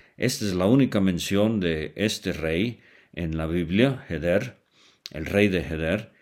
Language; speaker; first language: Spanish; native; Spanish